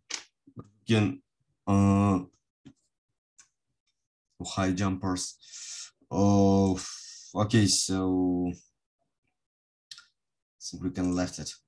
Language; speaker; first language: English; non-native, fluent; Russian